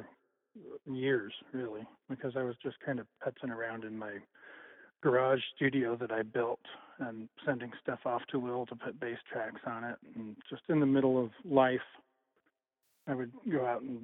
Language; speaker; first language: English; native; English